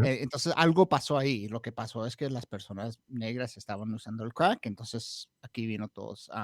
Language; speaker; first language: Spanish; non-native, fluent; English